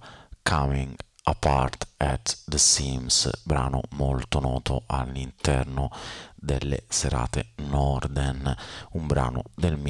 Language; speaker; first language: Italian; native; Italian